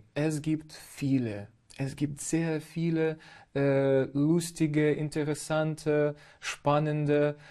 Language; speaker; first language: German; non-native, fluent; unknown